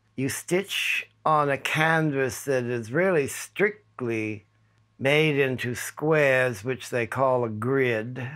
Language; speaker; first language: English; native; English